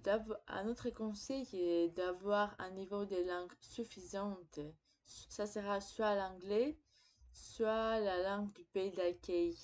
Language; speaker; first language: French; non-native, fluent; Greek